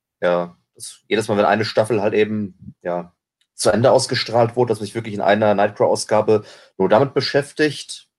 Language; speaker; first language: German; native; German